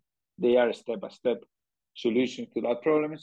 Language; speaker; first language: English; non-native, fluent; Spanish